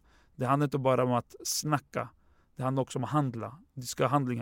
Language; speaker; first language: Swedish; non-native, fluent; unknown